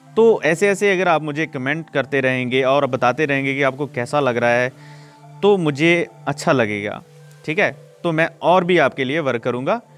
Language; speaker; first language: Hindi; non-native, local second language; Punjabi